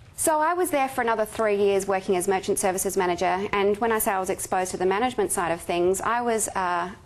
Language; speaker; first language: English; native; English